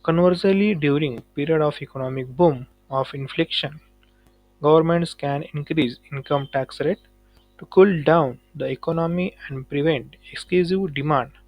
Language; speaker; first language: English; non-native, local second language; Marathi